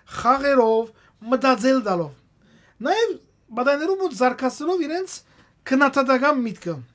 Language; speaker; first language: Armenian; native; Armenian